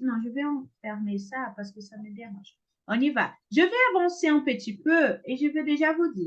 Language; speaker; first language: French; non-native, fluent; Portuguese